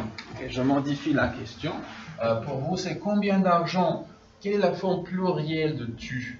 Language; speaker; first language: French; non-native, fluent; English